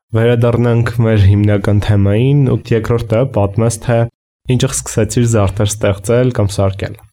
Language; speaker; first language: Armenian; native; Armenian